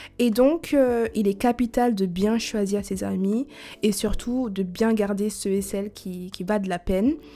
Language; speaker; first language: French; non-native, fluent; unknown